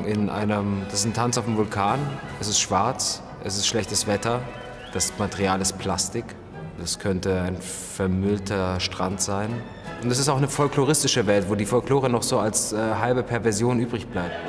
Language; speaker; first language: German; native; German